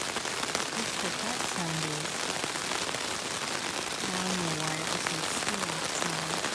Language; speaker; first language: English; native; English